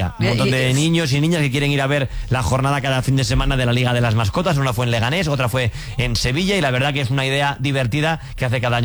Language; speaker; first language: Spanish; native; Spanish